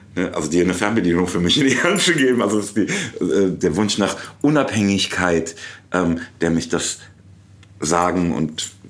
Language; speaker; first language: German; native; German